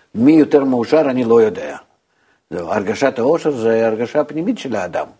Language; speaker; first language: Hebrew; non-native, fluent; Russian